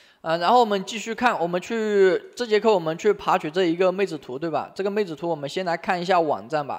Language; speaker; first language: Chinese; native; Chinese